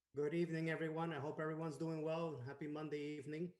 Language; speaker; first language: English; non-native, fluent; Spanish